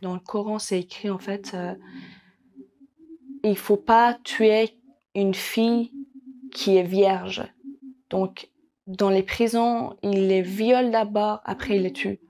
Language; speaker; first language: French; non-native, fluent; Persian